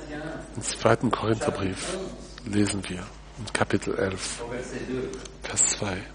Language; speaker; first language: German; non-native, fluent; French